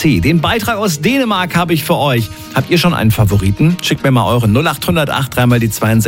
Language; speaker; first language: German; native; German